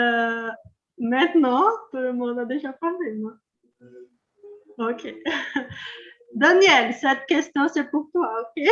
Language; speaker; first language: French; non-native, learner; Portuguese